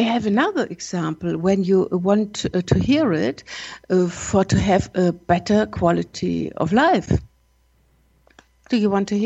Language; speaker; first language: English; non-native, learner; German